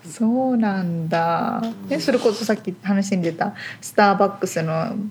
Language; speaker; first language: Japanese; native; Japanese